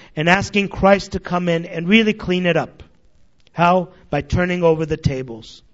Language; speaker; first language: English; early bilingual, other home language; Armenian